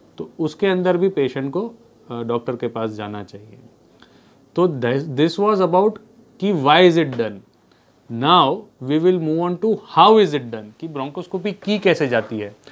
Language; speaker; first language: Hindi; non-native, local second language; Gujarati